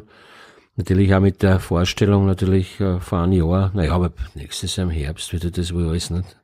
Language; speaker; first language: German; native; German